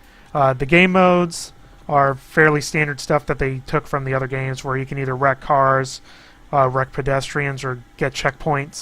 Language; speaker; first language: English; native; English